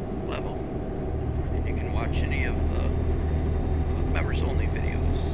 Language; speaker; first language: English; native; English